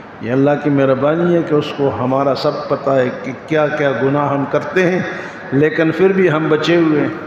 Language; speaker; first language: Urdu; non-native, local second language; Pashto